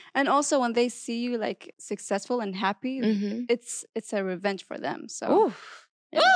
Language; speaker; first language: English; non-native, fluent; Arabic